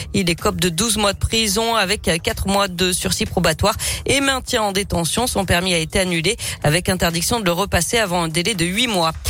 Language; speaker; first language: French; native; French